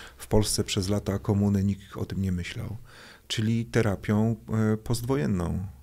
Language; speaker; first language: Polish; native; Polish